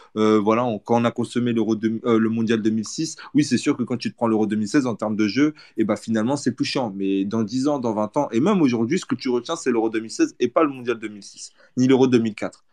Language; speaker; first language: French; early bilingual, other home language; Portuguese